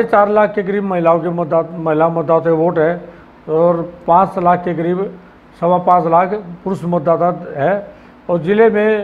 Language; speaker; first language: Hindi; native; Hindi